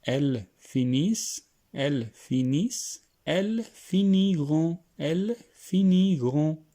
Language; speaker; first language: French; non-native, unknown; Hindi